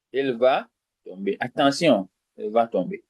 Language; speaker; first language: French; non-native, fluent; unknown